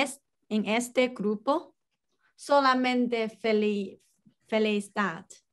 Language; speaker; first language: Spanish; non-native, learner; Chinese